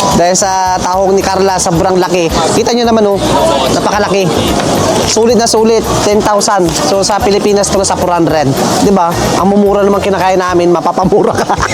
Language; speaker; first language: Filipino; native; Filipino